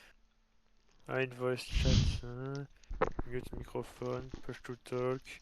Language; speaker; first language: English; non-native, fluent; French